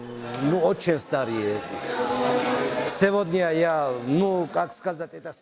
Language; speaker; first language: Russian; non-native, learner; Georgian